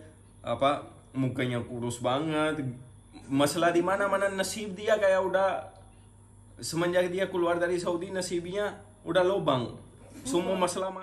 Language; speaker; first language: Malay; non-native, fluent; Urdu